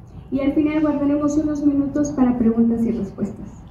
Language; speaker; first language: Spanish; native; Spanish